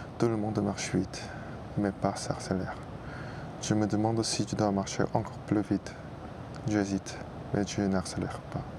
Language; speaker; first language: French; non-native, fluent; Korean